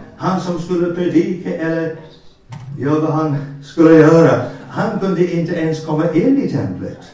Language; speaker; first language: Swedish; non-native, fluent; English